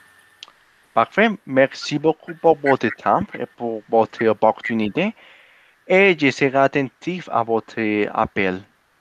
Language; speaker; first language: French; non-native, learner; Spanish